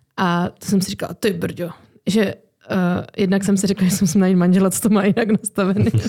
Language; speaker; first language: Czech; native; Czech